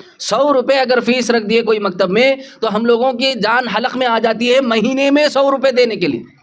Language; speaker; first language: Urdu; native; Urdu